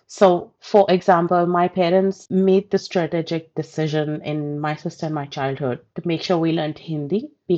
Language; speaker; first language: English; non-native, local second language; Telugu